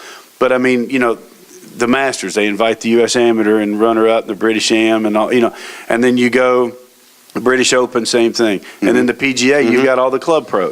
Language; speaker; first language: English; native; English